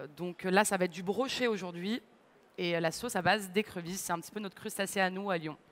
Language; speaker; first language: French; native; French